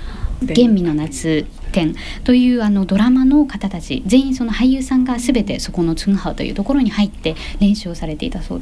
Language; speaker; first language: Japanese; native; Japanese